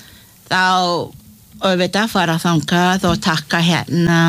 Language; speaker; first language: Icelandic; non-native, learner; Malay